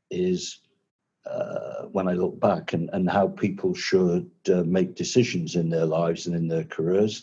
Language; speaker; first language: English; native; English